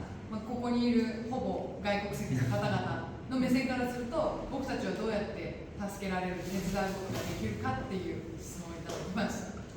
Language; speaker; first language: Japanese; native; Japanese